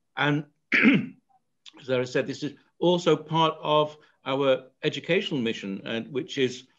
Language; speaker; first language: English; native; English